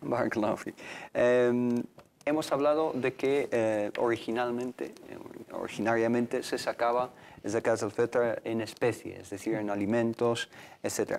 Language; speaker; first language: Spanish; native; Spanish